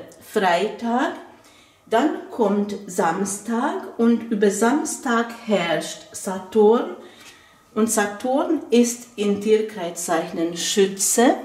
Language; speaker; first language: German; non-native, fluent; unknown